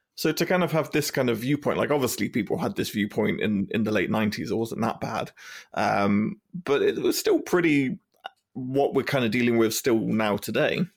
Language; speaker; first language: English; native; English